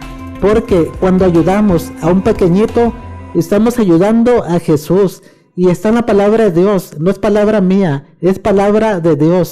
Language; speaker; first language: Spanish; native; Spanish